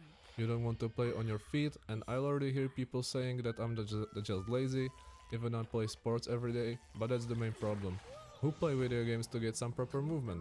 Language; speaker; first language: English; non-native, fluent; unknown